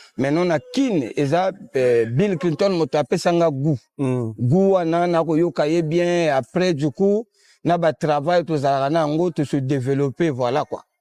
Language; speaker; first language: Lingala; native; Lingala